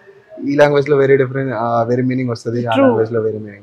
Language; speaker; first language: Telugu; non-native, fluent; Tamil